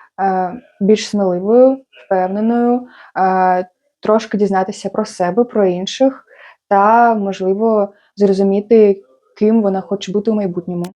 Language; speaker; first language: Ukrainian; native; Ukrainian